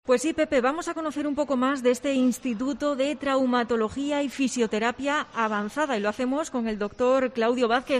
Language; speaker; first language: Spanish; native; Spanish